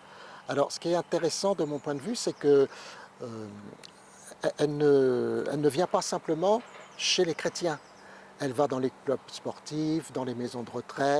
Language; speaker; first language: French; native; French